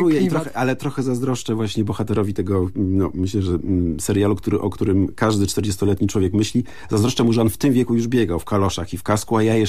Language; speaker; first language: Polish; native; Polish